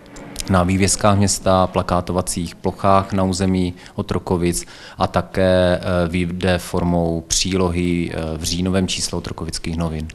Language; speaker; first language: Czech; native; Czech